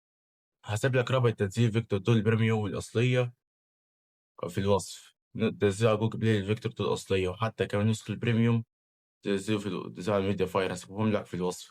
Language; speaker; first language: Arabic; native; Arabic